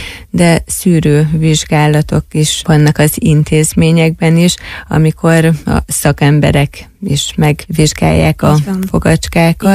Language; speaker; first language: Hungarian; native; Hungarian